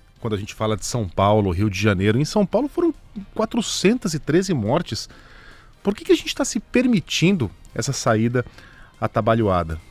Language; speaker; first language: Portuguese; native; Portuguese